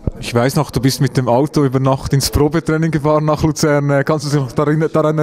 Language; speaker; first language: German; native; German